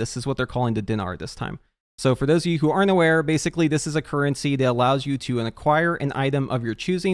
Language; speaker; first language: English; native; English